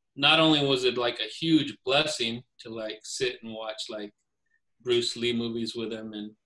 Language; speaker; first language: English; native; English